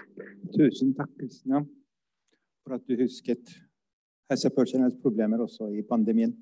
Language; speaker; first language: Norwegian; non-native, fluent; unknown